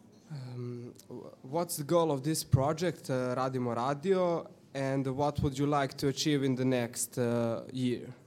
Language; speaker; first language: English; non-native, fluent; Serbian